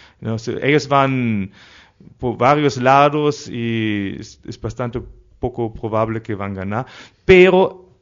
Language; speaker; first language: Spanish; non-native, fluent; German